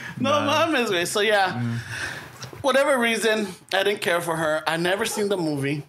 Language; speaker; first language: English; early bilingual, other home language; Spanish